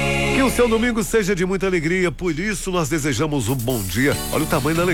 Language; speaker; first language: Portuguese; native; Portuguese